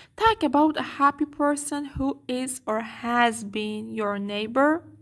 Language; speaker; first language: English; non-native, fluent; Persian